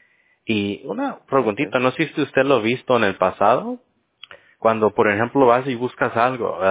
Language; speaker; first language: Spanish; early bilingual, heritage; Spanish